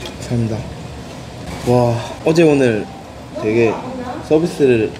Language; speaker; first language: Korean; native; Korean